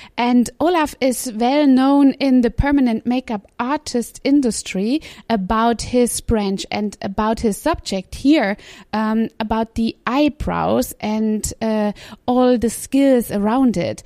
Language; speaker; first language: English; non-native, fluent; German